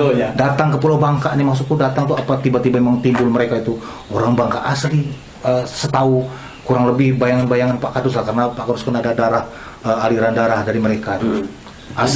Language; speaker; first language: Malay; native; Malay